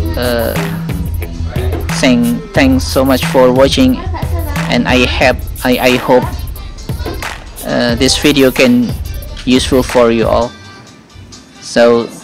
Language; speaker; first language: English; non-native, learner; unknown